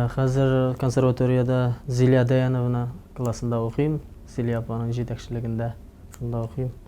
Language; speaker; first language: Tatar; early bilingual, heritage; Tatar